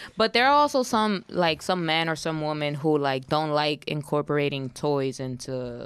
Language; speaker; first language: English; early bilingual, other home language; Spanish